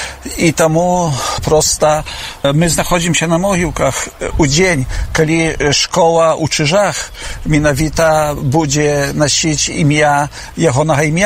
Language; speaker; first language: Belarusian; early bilingual, heritage; Belarusian